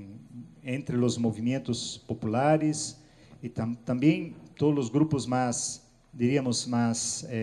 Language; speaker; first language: Spanish; non-native, fluent; Portuguese